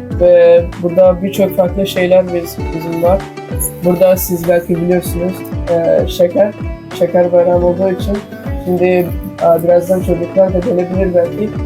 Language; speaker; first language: Turkish; non-native, fluent; Urdu